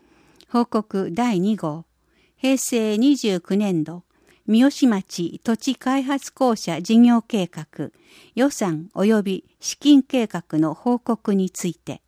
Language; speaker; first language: Japanese; native; Japanese